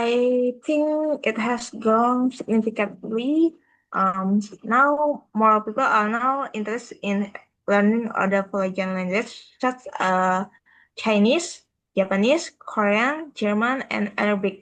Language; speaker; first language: English; non-native, learner; Indonesian